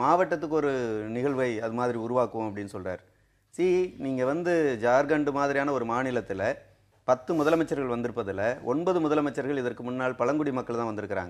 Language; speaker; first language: Tamil; native; Tamil